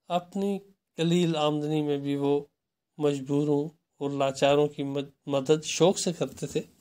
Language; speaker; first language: Urdu; non-native, local second language; Kashmiri